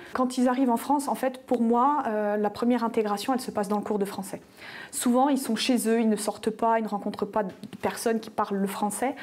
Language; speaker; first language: French; native; French